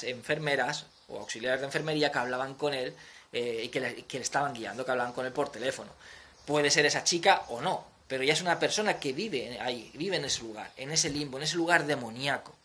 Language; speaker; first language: Spanish; native; Spanish